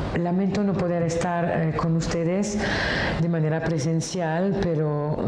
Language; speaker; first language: Spanish; non-native, fluent; French